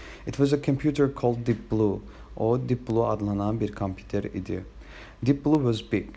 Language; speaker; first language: English; non-native, fluent; Azerbaijani